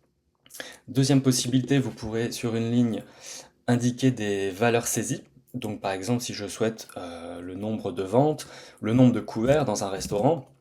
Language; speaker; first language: French; native; French